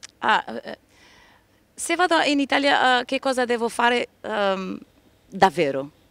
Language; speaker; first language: Italian; non-native, learner; Portuguese